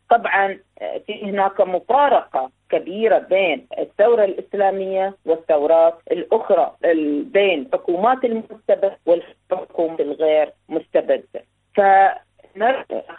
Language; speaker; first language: Arabic; native; Arabic